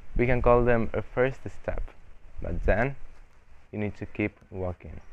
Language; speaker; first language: English; non-native, fluent; Spanish